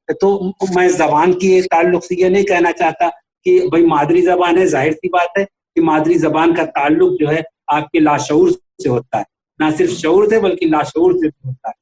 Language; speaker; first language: Urdu; native; Urdu